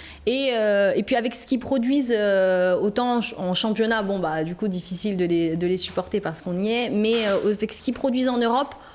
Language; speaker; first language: French; native; French